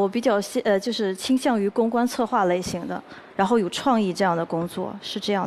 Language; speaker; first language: Chinese; native; Chinese